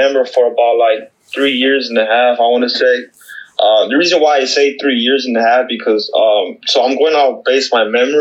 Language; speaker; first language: English; native; English